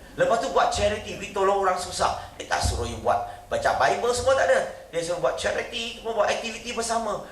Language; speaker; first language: Malay; non-native, local second language; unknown